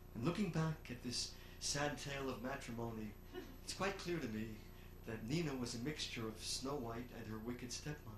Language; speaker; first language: English; native; English